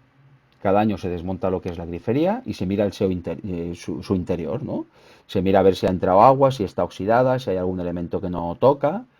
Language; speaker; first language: Spanish; native; Spanish